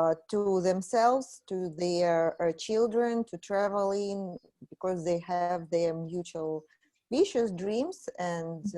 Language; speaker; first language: English; non-native, fluent; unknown